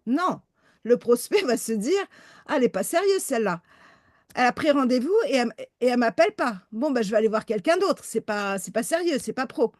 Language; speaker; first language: French; native; French